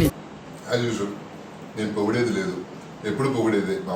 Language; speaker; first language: Telugu; native; Telugu